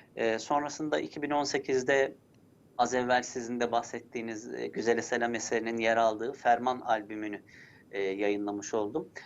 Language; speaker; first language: Turkish; early bilingual, heritage; Turkish